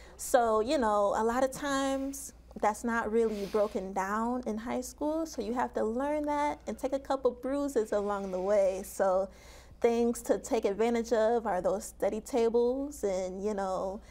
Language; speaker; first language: English; native; English